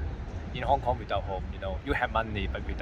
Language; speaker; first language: English; non-native, learner; Cantonese